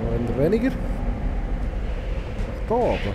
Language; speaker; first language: German; native; German